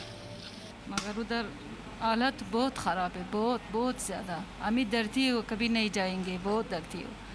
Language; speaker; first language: Hindi; non-native, learner; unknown